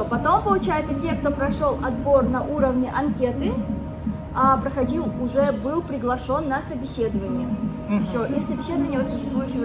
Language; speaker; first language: Russian; native; Russian